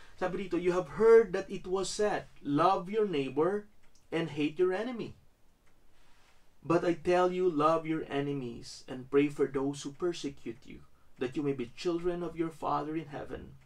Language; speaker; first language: English; non-native, local second language; Filipino